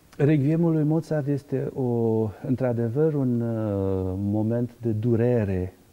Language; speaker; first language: Romanian; native; Romanian